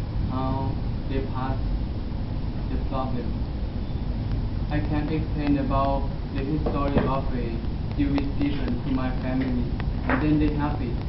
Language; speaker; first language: English; non-native, learner; Thai